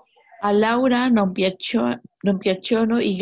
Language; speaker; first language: Italian; non-native, learner; Spanish